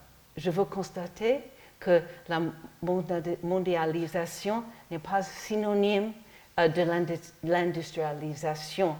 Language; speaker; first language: French; non-native, learner; English